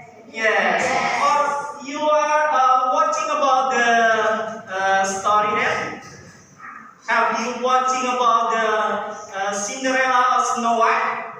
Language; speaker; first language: English; non-native, learner; Indonesian